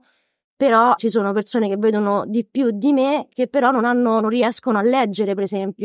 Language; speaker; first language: Italian; native; Italian